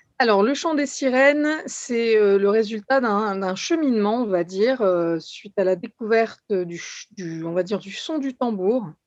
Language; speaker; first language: French; native; French